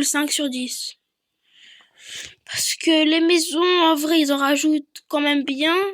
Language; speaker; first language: French; native; French